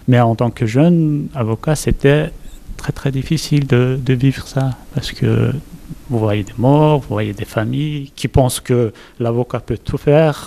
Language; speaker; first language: French; non-native, fluent; Turkish